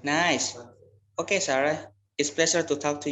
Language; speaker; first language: English; non-native, learner; Indonesian